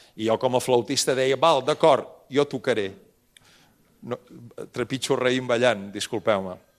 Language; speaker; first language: Catalan; native; Catalan